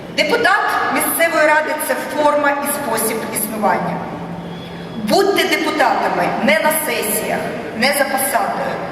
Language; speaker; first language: Ukrainian; non-native, local second language; Russian